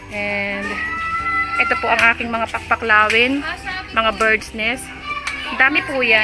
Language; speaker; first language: Filipino; native; Filipino